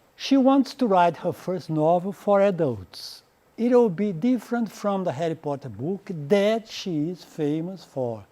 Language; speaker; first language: English; non-native, fluent; Portuguese